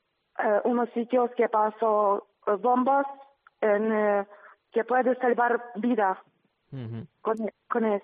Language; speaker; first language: Spanish; non-native, learner; Ukrainian